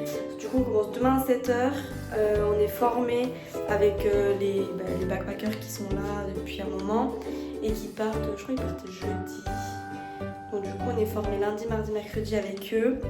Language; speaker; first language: French; native; French